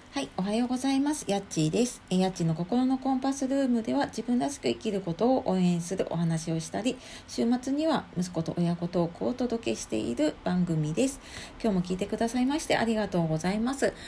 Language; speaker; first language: Japanese; native; Japanese